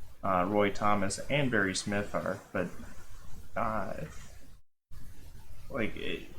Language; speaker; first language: English; native; English